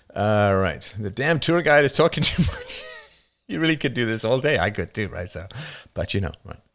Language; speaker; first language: English; native; English